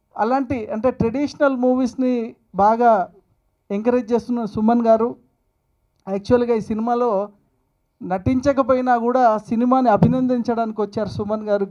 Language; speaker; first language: Telugu; native; Telugu